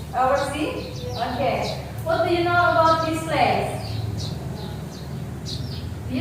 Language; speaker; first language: English; non-native, local second language; Indonesian